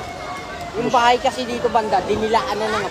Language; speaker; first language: Filipino; native; Filipino